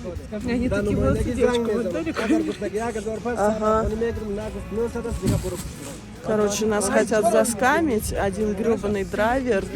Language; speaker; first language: Russian; native; Russian